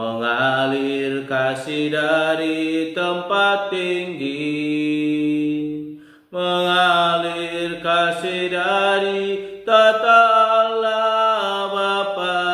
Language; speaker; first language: Indonesian; native; Indonesian